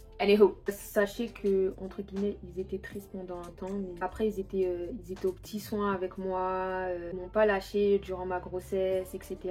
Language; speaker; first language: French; early bilingual, other home language; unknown